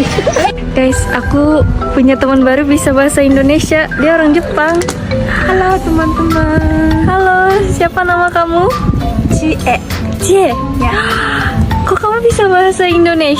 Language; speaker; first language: Indonesian; non-native, learner; Korean